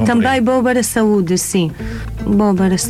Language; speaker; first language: Portuguese; non-native, learner; Arabic